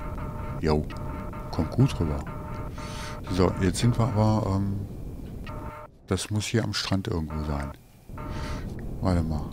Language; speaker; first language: German; native; German